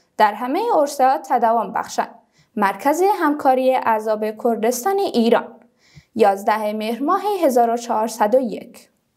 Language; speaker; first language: Persian; non-native, local second language; Kurdish